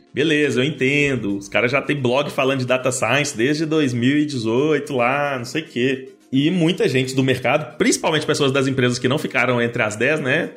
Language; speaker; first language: Portuguese; native; Portuguese